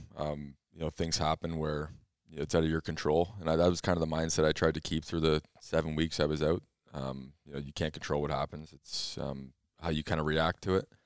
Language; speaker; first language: English; native; English